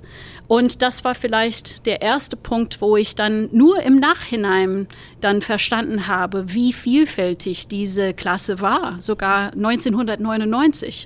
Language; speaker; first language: German; non-native, fluent; English